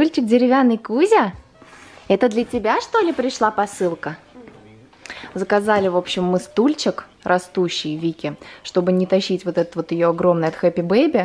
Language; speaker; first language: Russian; native; Russian